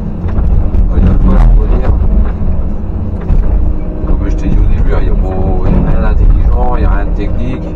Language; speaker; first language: French; native; French